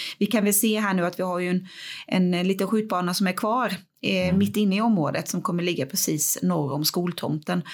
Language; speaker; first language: Swedish; native; Swedish